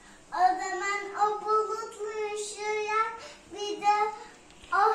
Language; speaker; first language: Turkish; early bilingual, heritage; Turkish